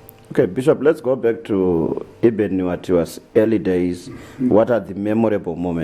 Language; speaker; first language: English; non-native, local second language; Shona